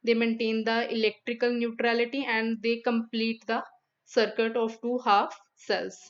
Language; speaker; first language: English; non-native, local second language; Punjabi